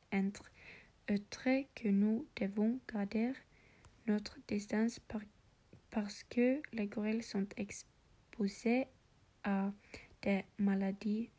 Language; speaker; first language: French; non-native, learner; English